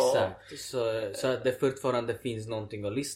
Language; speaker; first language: Swedish; early bilingual, other home language; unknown